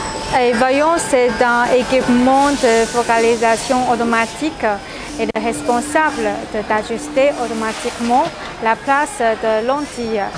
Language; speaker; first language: French; non-native, learner; Chinese